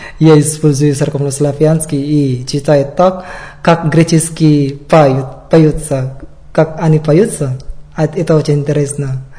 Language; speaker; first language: Russian; non-native, learner; Indonesian